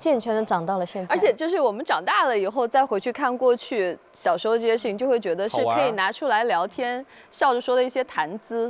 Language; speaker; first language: Chinese; native; Chinese